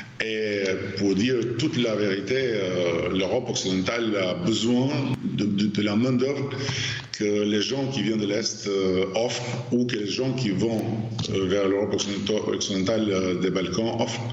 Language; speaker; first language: French; non-native, fluent; Albanian